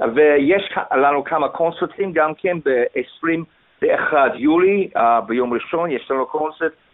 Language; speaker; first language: Hebrew; non-native, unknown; English